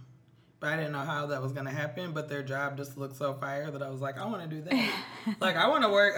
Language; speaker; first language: English; native; English